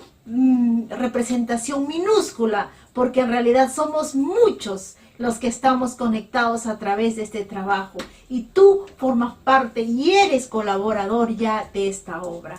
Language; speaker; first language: Spanish; native; Spanish